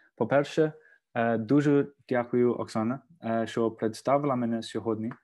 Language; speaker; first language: Ukrainian; non-native, fluent; English